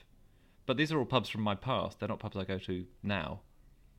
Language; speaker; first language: English; native; English